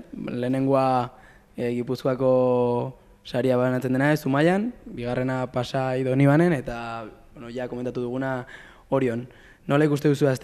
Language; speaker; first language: Basque; native; Basque